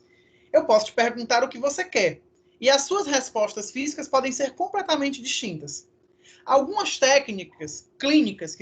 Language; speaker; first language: Portuguese; native; Portuguese